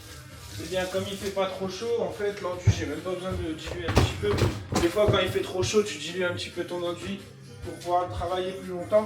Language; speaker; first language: French; native; French